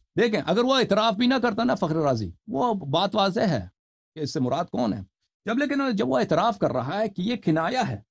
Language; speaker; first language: Urdu; non-native, fluent; Persian